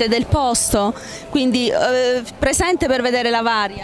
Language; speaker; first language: Italian; native; Italian